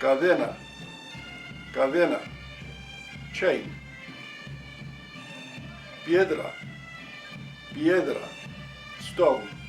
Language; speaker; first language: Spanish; non-native, fluent; English